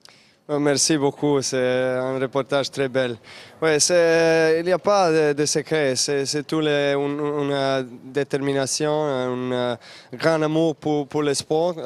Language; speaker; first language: French; non-native, learner; Serbian